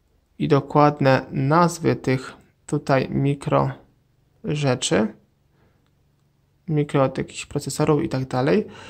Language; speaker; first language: Polish; native; Polish